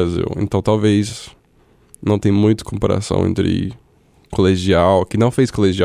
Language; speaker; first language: Portuguese; non-native, fluent; English